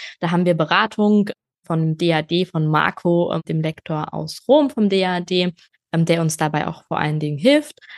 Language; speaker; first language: German; native; German